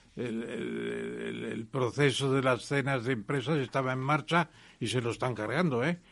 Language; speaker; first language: Spanish; native; Spanish